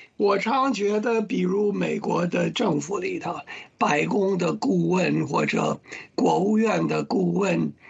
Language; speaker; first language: Chinese; non-native, fluent; English